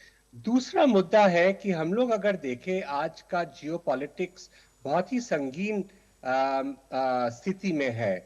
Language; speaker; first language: Hindi; native; Hindi